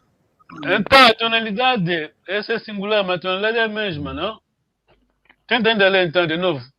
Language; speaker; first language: Portuguese; non-native, fluent; Kongo